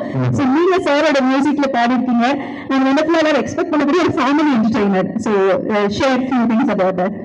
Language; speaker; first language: Tamil; native; Tamil